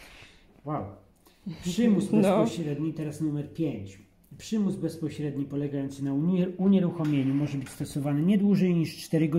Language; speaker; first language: Polish; native; Polish